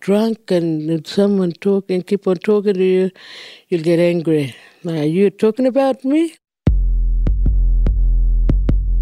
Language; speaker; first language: English; non-native, local second language; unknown